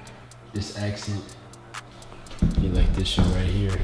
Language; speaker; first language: English; native; English